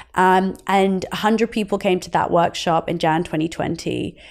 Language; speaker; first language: English; native; English